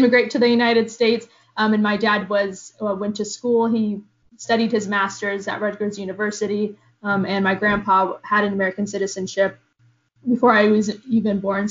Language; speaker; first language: English; early bilingual, other home language; Arabic